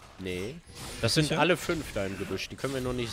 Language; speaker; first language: German; native; German